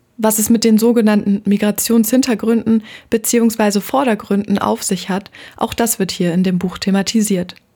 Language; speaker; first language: German; native; German